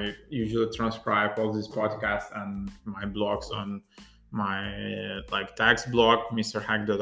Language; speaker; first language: English; non-native, fluent; Ukrainian